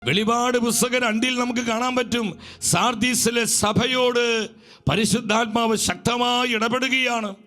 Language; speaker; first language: Malayalam; native; Malayalam